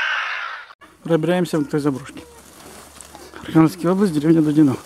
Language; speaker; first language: Russian; native; Russian